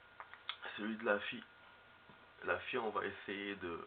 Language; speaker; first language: French; native; French